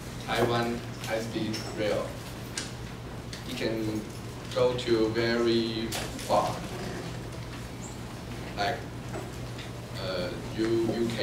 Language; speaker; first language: English; non-native, learner; Chinese